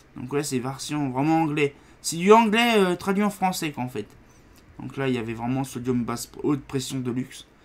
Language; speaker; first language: French; native; French